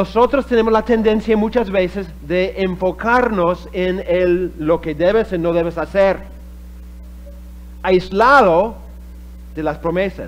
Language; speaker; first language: Spanish; non-native, fluent; English